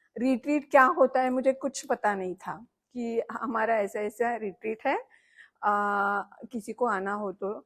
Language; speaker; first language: Hindi; non-native, local second language; Marathi